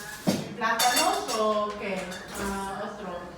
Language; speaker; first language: Spanish; non-native, learner; Filipino